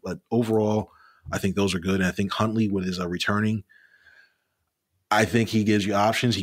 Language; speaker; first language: English; native; English